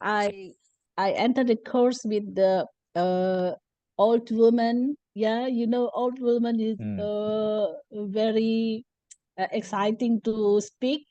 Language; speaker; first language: English; non-native, learner; Indonesian